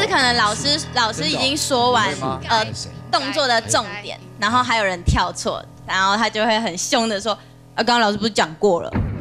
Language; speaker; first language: Chinese; native; Chinese